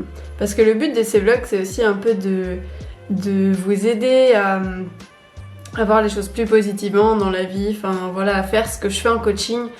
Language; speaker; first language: French; native; French